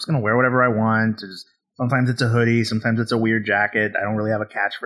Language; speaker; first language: English; native; English